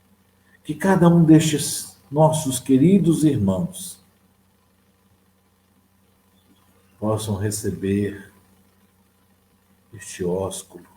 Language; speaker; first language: Portuguese; native; Portuguese